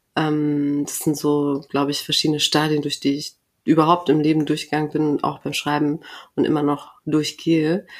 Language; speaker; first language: German; early bilingual, other home language; Turkish